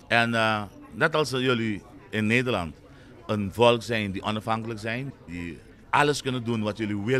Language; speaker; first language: Dutch; non-native, local second language; Papiamento